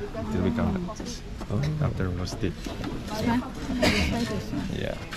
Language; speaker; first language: English; non-native, learner; Indonesian